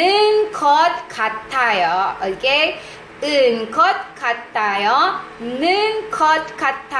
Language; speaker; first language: Korean; non-native, fluent; Iloko